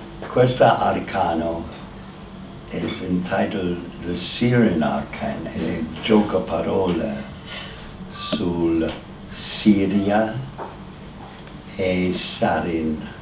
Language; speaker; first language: Italian; non-native, learner; English